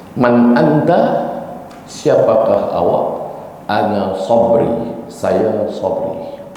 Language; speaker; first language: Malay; native; Malay